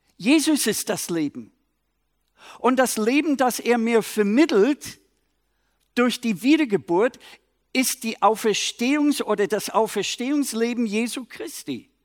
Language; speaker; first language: German; non-native, fluent; English